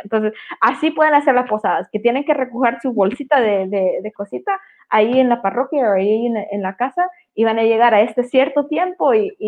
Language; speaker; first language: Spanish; early bilingual, heritage; Spanish